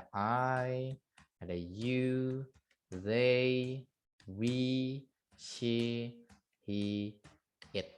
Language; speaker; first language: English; non-native, learner; Indonesian